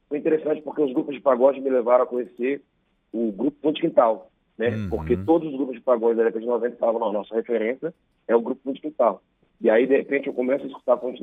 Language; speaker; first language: Portuguese; native; Portuguese